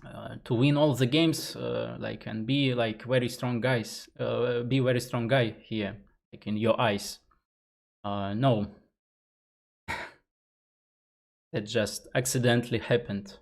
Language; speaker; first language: English; non-native, fluent; Russian